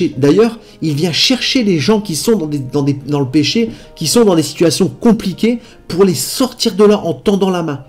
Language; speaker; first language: French; native; French